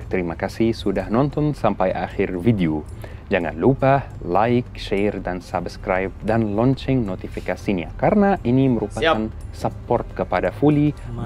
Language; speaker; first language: Indonesian; non-native, fluent; Arabic